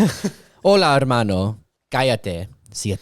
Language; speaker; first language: Spanish; non-native, learner; English